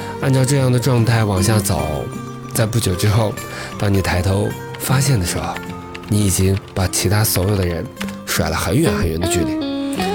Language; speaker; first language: Chinese; native; Chinese